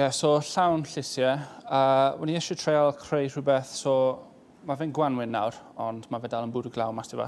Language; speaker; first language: Welsh; native; Welsh